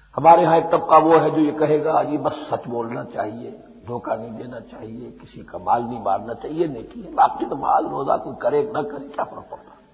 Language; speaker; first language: Urdu; native; Urdu